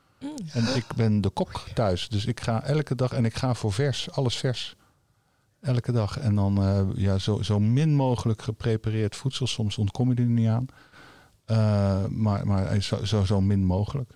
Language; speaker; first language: Dutch; native; Dutch